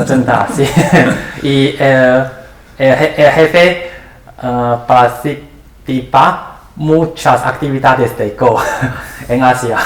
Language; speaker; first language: Spanish; non-native, learner; Chinese